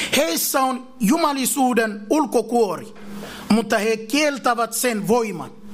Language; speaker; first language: Finnish; non-native, fluent; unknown